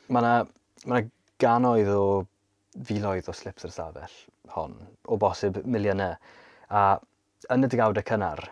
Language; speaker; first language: Welsh; native; Welsh